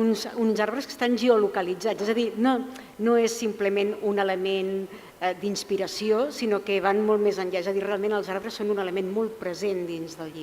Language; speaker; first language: Catalan; native; Catalan